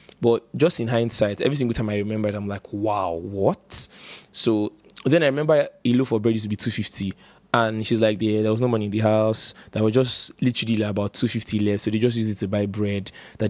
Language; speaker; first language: English; non-native, local second language; Igbo